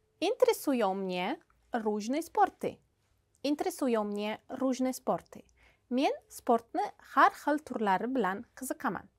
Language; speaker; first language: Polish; non-native, fluent; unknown